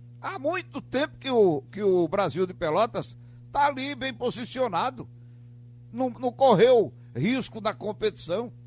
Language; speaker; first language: Portuguese; native; Portuguese